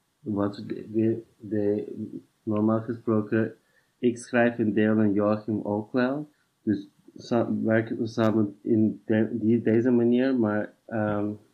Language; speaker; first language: Dutch; non-native, fluent; English